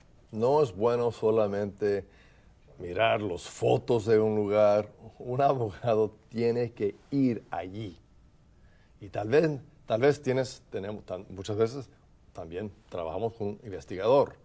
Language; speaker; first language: Spanish; non-native, fluent; English